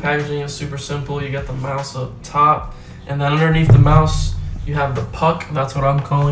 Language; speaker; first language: English; native; English